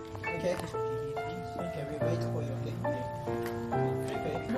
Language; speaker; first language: English; non-native, learner; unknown